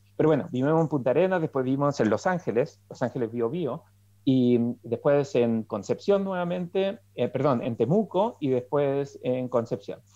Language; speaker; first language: Spanish; native; Spanish